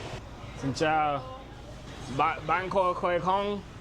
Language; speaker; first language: Vietnamese; non-native, learner; English